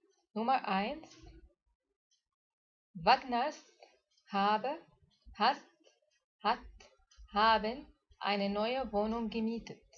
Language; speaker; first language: German; non-native, fluent; Arabic